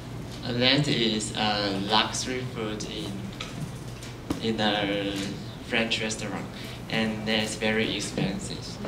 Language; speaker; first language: English; non-native, learner; Chinese